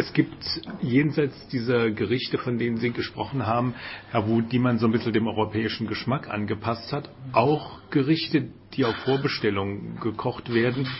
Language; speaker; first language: German; native; German